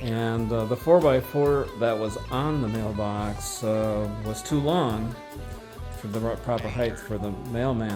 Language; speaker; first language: English; native; English